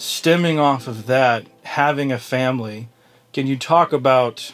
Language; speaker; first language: English; native; English